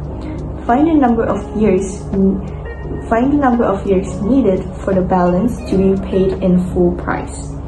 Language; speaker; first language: English; non-native, local second language; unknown